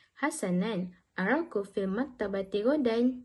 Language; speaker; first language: Arabic; non-native, learner; Malay